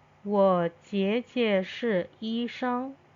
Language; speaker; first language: Chinese; non-native, fluent; Indonesian